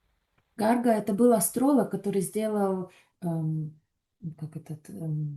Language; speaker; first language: Russian; native; Russian